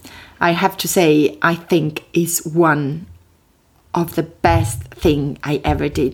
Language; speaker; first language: English; non-native, fluent; Italian